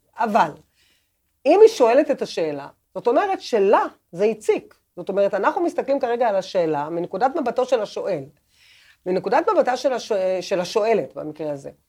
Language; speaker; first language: Hebrew; native; Hebrew